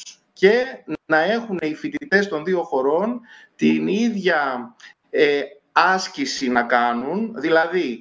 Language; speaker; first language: Greek; native; Greek